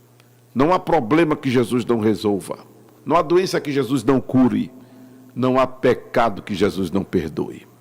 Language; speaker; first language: Portuguese; native; Portuguese